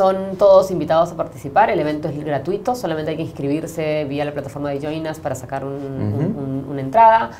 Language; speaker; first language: Spanish; native; Spanish